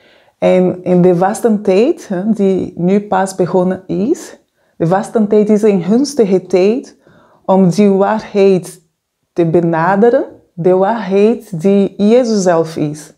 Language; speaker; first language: Dutch; non-native, fluent; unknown